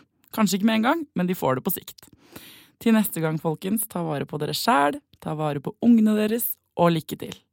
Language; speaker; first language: Norwegian; native; Norwegian